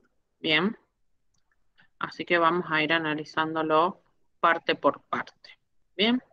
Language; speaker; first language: Spanish; native; Spanish